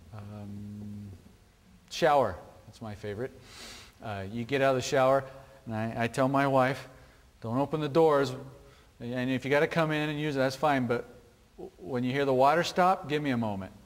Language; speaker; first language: English; native; English